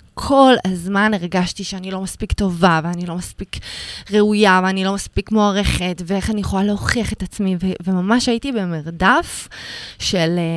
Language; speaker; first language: Hebrew; early bilingual, other home language; Russian